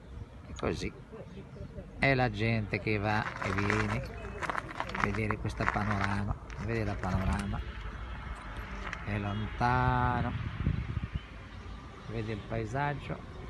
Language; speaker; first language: Italian; non-native, learner; Arabic